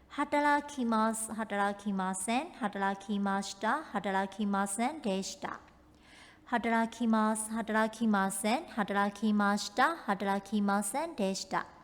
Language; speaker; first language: Japanese; non-native, fluent; Burmese